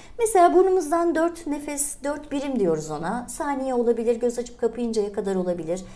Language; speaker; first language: Turkish; native; Turkish